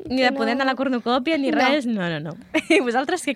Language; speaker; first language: Catalan; native; Catalan